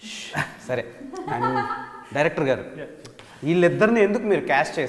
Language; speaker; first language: Telugu; native; Telugu